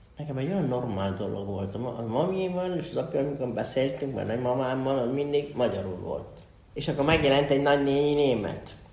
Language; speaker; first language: Hungarian; early bilingual, heritage; Hungarian